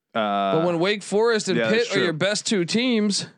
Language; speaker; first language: English; native; English